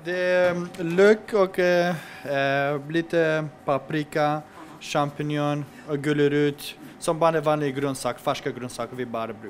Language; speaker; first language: Norwegian; non-native, learner; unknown